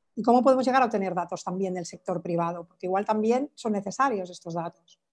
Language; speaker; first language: Spanish; native; Spanish